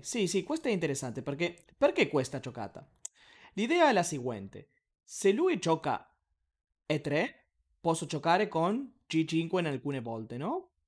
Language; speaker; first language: Italian; non-native, learner; Spanish